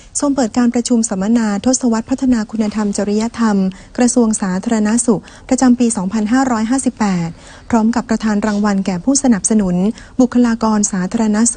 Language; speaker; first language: Thai; native; Thai